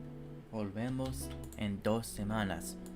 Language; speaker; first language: Spanish; non-native, learner; English